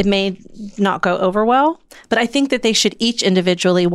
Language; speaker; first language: English; native; English